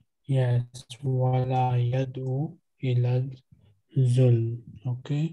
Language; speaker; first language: Arabic; non-native, fluent; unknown